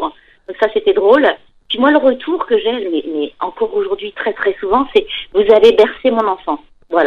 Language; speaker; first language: French; native; French